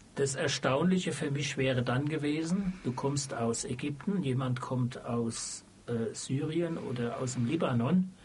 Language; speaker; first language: German; native; German